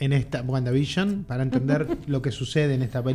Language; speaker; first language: Spanish; native; Spanish